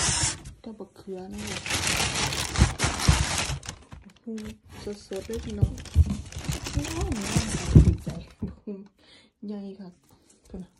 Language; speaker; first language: Thai; non-native, local second language; Northeastern Thai